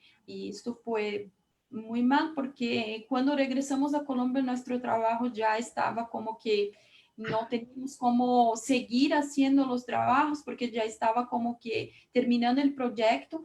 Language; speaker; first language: Spanish; non-native, fluent; Portuguese